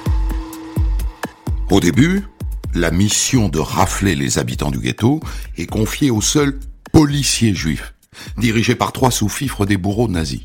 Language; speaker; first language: French; native; French